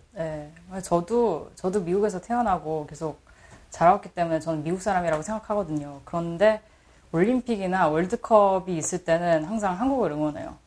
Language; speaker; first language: Korean; early bilingual, heritage; Korean